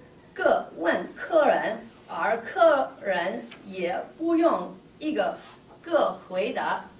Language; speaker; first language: Chinese; non-native, learner; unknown